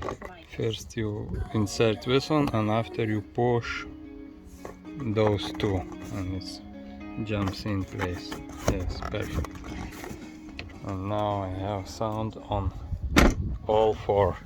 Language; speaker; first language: English; non-native, learner; Lithuanian